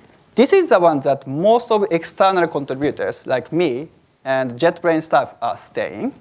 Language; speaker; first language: English; non-native, fluent; Japanese